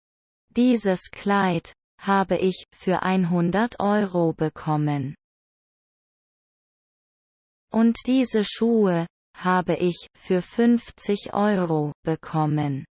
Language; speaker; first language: German; non-native, learner; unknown